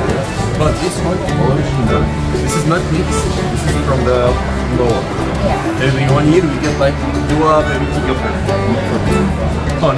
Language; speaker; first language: English; non-native, learner; Turkish